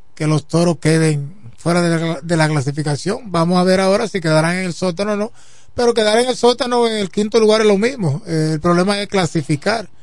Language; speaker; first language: Spanish; native; Spanish